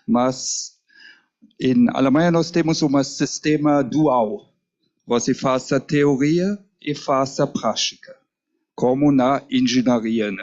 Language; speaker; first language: Portuguese; non-native, learner; German